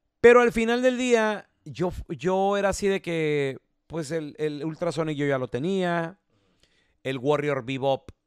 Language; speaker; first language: Spanish; native; Spanish